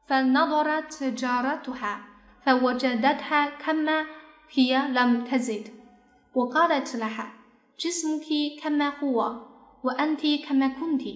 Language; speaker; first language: Arabic; non-native, fluent; Chinese